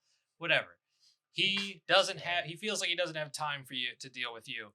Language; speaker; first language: English; native; English